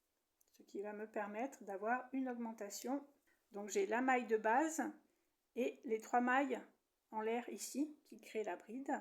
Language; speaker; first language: French; native; French